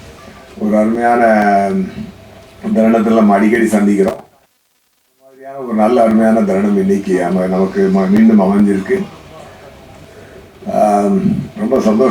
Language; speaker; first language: Tamil; native; Tamil